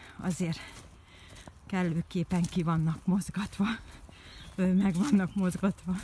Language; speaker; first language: Hungarian; native; Hungarian